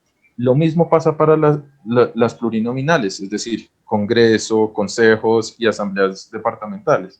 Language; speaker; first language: Spanish; native; Spanish